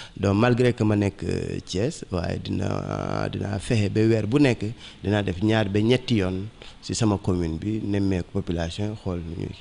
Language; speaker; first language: Wolof; non-native, local second language; Mandingo